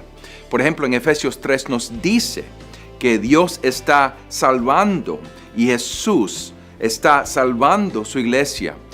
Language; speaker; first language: Spanish; non-native, fluent; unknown